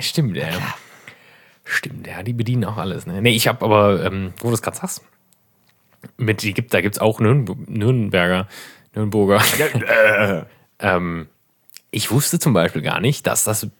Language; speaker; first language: German; native; German